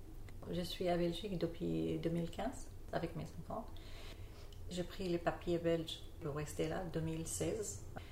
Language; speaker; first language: French; non-native, learner; Arabic